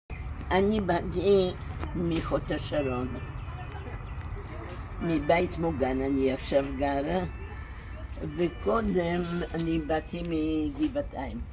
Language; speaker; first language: Hebrew; non-native, fluent; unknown